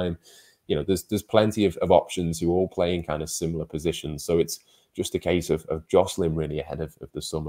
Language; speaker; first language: English; native; English